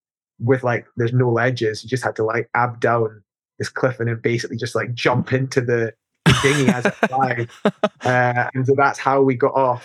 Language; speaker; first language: English; native; English